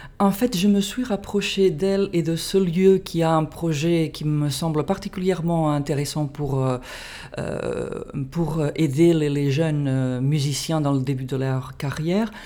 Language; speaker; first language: French; non-native, fluent; Catalan